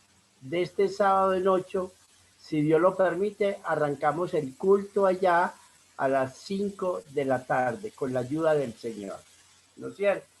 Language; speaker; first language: Spanish; native; Spanish